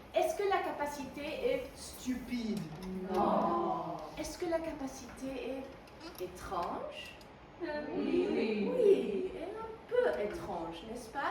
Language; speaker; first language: French; non-native, fluent; Spanish